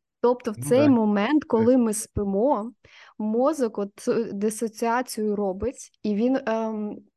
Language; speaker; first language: Ukrainian; non-native, local second language; Russian